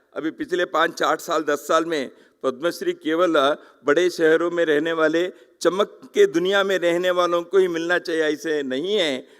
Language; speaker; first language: Hindi; non-native, local second language; Kannada